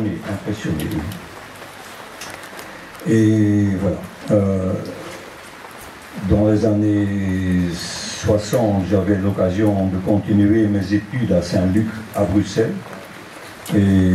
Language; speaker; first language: French; non-native, local second language; Dutch